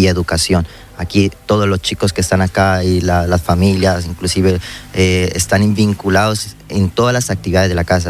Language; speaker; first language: Spanish; native; Spanish